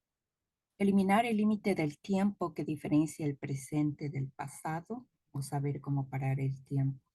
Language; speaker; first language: Spanish; native; Spanish